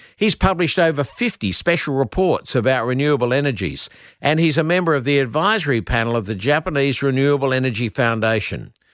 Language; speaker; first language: English; native; English